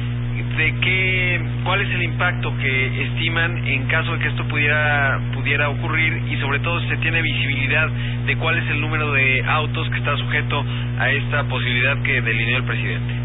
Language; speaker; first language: Spanish; native; Spanish